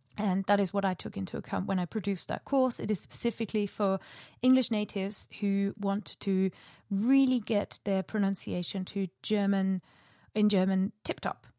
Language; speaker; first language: English; non-native, fluent; German